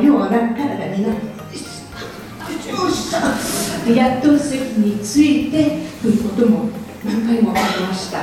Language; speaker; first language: Japanese; non-native, fluent; French